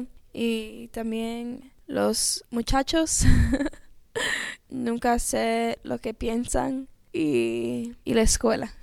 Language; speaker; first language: Spanish; non-native, learner; English